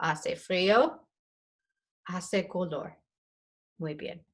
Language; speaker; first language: Spanish; non-native, fluent; English